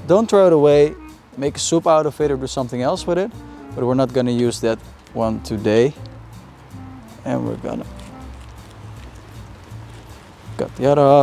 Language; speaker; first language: English; non-native, fluent; Dutch